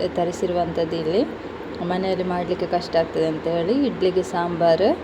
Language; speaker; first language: Kannada; non-native, local second language; Konkani